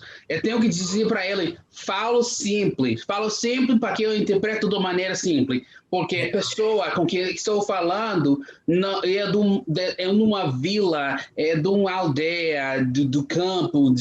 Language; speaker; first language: Portuguese; non-native, fluent; English